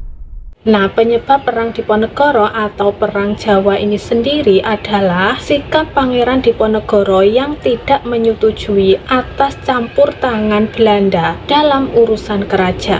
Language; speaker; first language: Indonesian; native; Indonesian